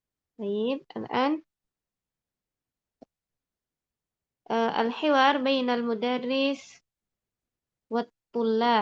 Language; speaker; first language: Arabic; non-native, fluent; Indonesian